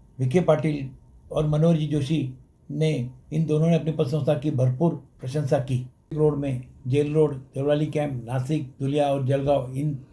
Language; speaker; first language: Hindi; non-native, local second language; Sindhi